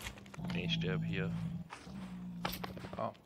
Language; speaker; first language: German; native; German